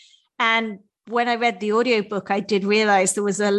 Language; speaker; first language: English; native; English